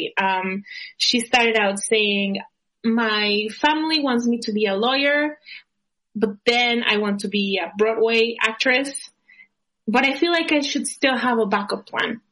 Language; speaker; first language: English; non-native, fluent; Spanish